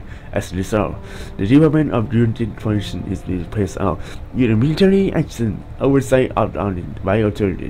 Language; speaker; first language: English; non-native, learner; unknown